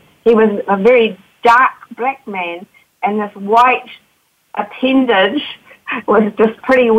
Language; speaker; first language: English; native; English